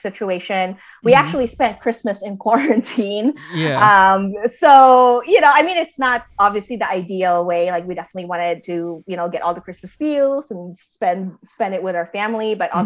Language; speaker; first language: English; native; English